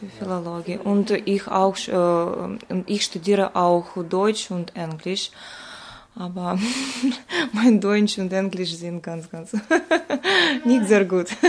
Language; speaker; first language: German; non-native, learner; Russian